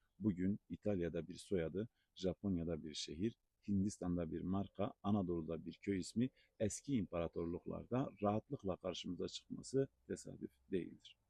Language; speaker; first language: Turkish; non-native, local second language; Zaza